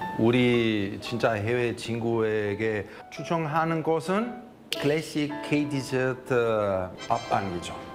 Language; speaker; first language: Korean; non-native, fluent; Italian